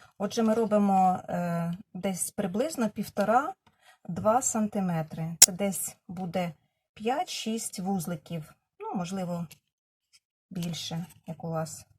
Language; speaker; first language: Ukrainian; non-native, local second language; Russian